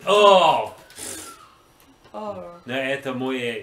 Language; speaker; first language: Russian; non-native, learner; English